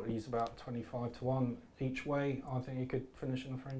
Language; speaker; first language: English; native; English